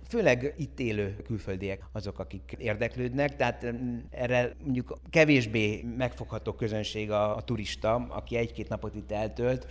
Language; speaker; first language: Hungarian; native; Hungarian